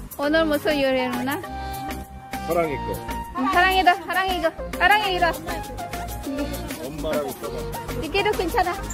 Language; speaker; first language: Korean; non-native, learner; Filipino